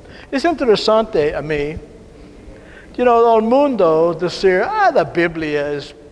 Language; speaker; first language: Spanish; non-native, learner; English